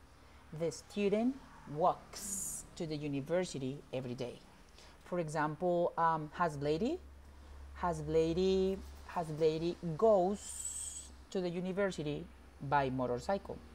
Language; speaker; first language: English; non-native, fluent; Spanish